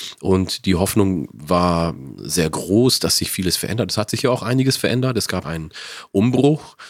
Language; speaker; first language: German; early bilingual, other home language; Oromo